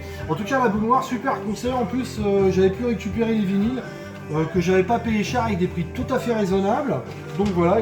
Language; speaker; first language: French; native; French